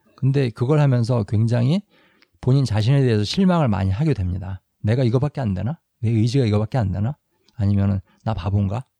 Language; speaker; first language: Korean; native; Korean